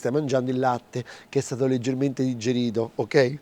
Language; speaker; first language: Italian; native; Italian